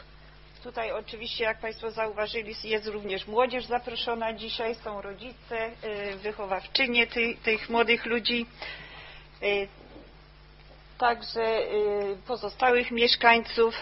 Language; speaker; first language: Polish; native; Polish